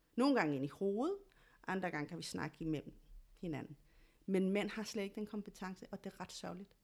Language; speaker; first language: Danish; early bilingual, other home language; Spanish